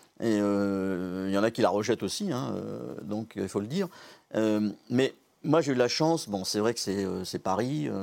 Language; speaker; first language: French; native; French